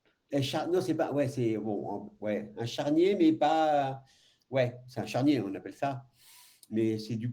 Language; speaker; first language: French; native; French